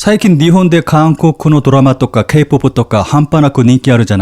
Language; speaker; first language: Japanese; non-native, fluent; Korean